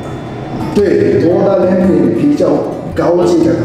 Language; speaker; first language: Chinese; non-native, fluent; Japanese